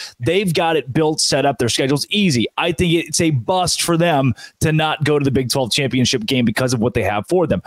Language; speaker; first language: English; native; English